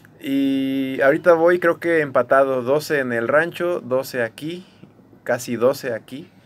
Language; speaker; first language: Spanish; native; Spanish